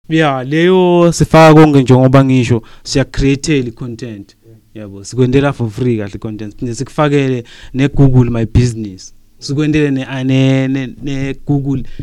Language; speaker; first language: Zulu; non-native, local second language; Swati